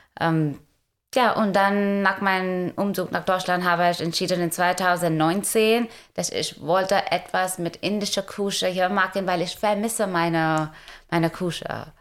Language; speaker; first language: German; non-native, learner; Hindi